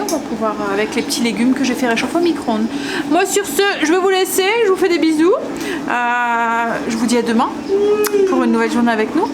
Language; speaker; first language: French; native; French